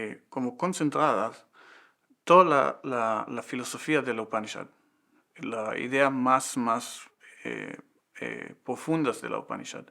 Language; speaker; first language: Spanish; non-native, fluent; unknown